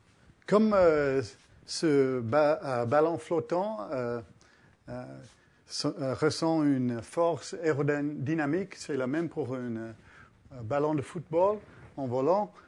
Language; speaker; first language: French; early bilingual, heritage; English